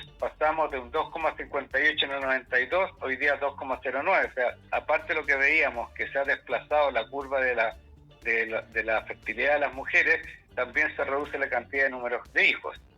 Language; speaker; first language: Spanish; native; Spanish